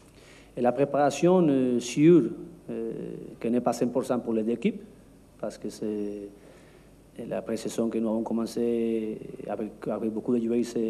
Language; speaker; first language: French; non-native, learner; Spanish